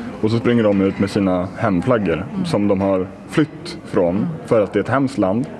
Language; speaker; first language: Swedish; native; Swedish